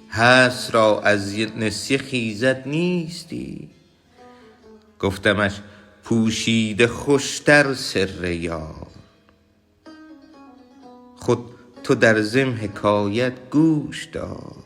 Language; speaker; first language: Persian; native; Persian